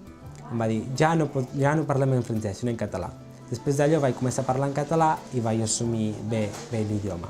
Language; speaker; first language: Catalan; early bilingual, other home language; Georgian